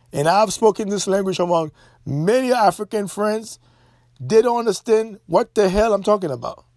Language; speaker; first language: English; non-native, fluent; Haitian Creole